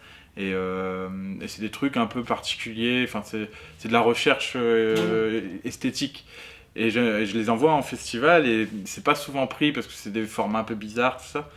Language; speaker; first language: French; native; French